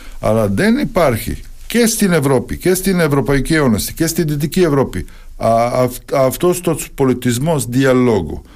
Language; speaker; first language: Greek; non-native, fluent; Serbian